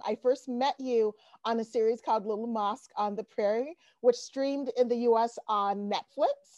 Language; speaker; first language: English; native; English